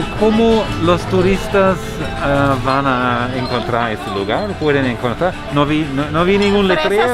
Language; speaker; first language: Spanish; non-native, fluent; German